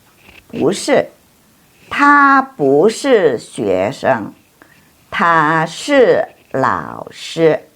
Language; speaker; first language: Chinese; non-native, fluent; Indonesian